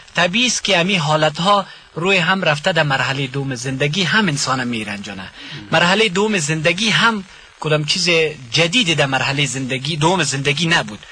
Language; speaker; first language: Persian; non-native, local second language; Pashto